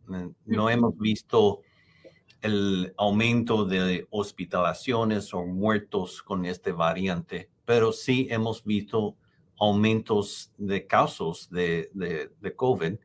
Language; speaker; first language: Spanish; non-native, fluent; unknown